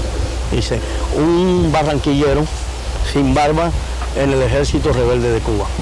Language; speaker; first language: Spanish; native; Spanish